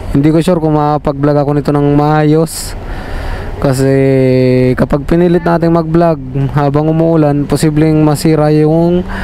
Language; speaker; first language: Filipino; non-native, local second language; Bikol